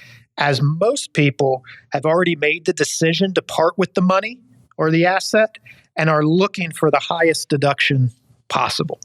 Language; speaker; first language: English; native; English